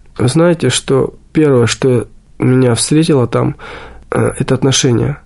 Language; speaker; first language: Russian; native; Russian